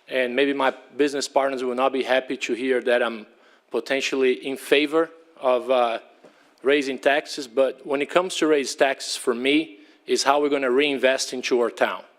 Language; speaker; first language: English; non-native, fluent; Portuguese